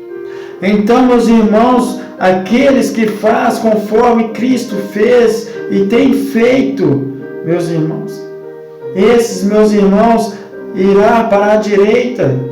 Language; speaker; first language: Portuguese; native; Portuguese